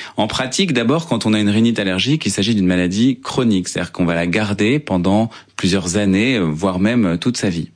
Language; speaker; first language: French; native; French